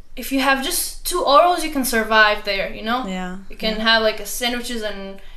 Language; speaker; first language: English; non-native, learner; Arabic